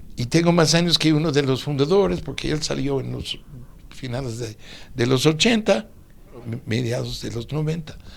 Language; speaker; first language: Spanish; non-native, fluent; English